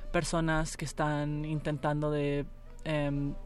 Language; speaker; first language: Spanish; early bilingual, heritage; Spanish